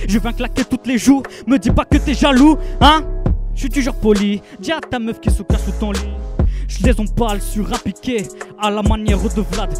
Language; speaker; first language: French; non-native, fluent; Romanian